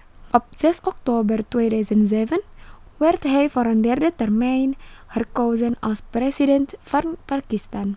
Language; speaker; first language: Dutch; non-native, fluent; Indonesian